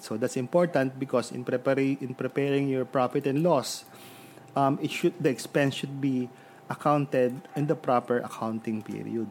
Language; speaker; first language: English; non-native, local second language; Filipino